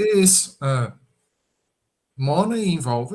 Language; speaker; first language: English; non-native, learner; Portuguese